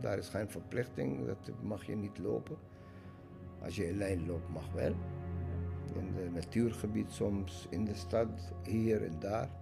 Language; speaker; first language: Dutch; non-native, learner; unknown